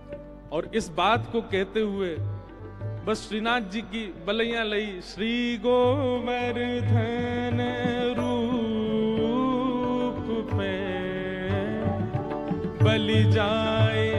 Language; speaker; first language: Hindi; native; Hindi